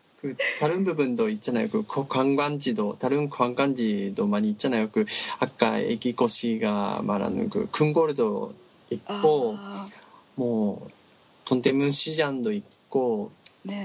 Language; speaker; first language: Korean; non-native, learner; Japanese